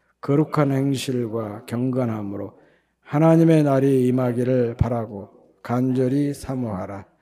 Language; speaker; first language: Korean; native; Korean